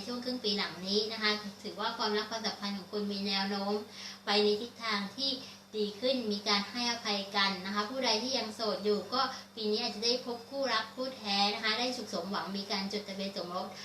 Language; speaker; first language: Thai; native; Thai